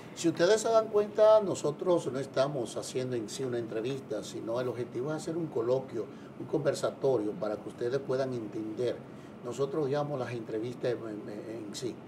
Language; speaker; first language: Spanish; native; Spanish